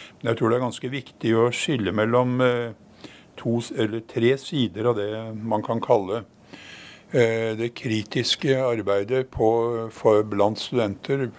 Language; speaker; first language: Norwegian; native; Norwegian